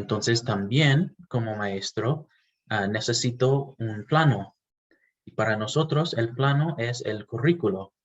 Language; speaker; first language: Spanish; non-native, fluent; English